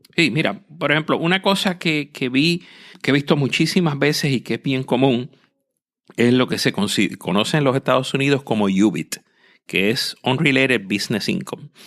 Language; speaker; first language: Spanish; native; Spanish